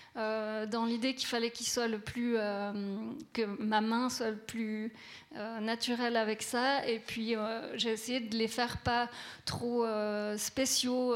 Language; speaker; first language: French; native; French